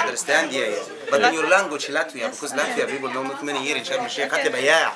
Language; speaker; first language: English; non-native, learner; Arabic